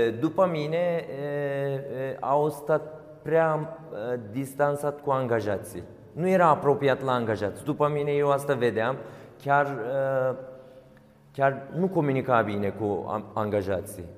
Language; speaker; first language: Romanian; non-native, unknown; Turkish